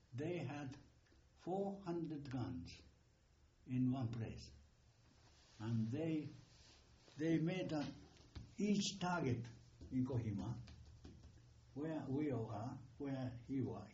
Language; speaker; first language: English; non-native, fluent; Japanese